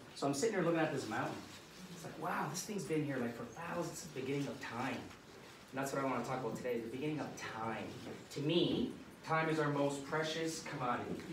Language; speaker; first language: English; native; English